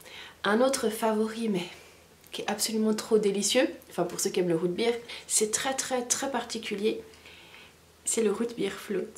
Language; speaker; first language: French; native; French